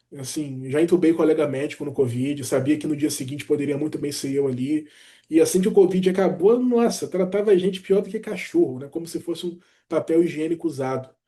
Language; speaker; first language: Portuguese; native; Portuguese